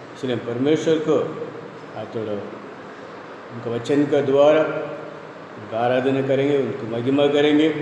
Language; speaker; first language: Hindi; non-native, local second language; Tamil